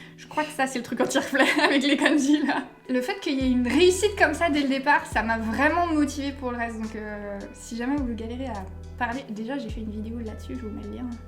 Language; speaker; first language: French; native; French